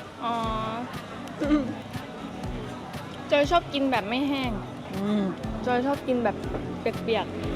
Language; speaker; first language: Thai; native; Thai